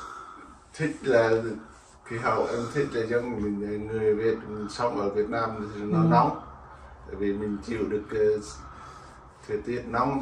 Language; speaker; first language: Vietnamese; non-native, local second language; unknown